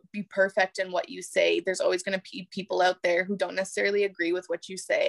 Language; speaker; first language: English; native; English